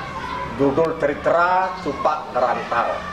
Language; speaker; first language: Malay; non-native, local second language; Balinese